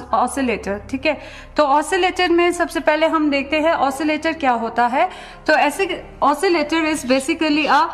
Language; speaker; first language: Hindi; non-native, local second language; Ladakhi